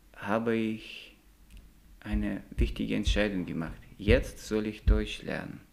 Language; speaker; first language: German; non-native, fluent; Russian